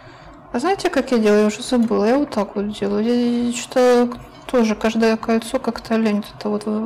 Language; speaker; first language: Russian; native; Russian